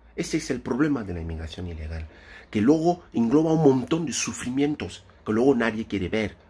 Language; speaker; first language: Spanish; non-native, fluent; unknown